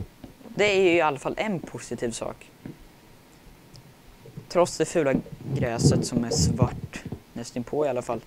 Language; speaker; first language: Swedish; native; Swedish